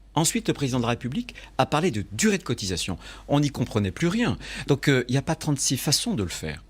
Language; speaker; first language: French; native; French